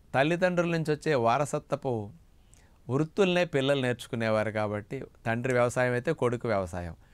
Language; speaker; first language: Telugu; native; Telugu